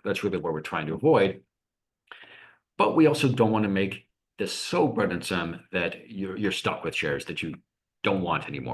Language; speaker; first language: English; native; English